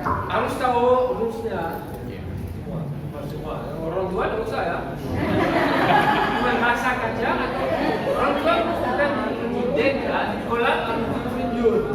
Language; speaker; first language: Indonesian; non-native, learner; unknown